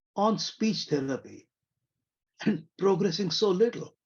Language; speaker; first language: English; non-native, local second language; Marathi